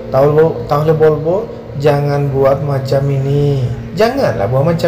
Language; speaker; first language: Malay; non-native, fluent; Bangla